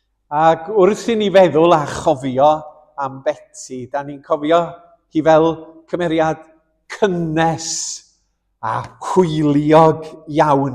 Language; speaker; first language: Welsh; native; Welsh